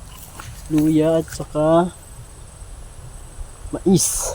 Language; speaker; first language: Filipino; non-native, local second language; Bikol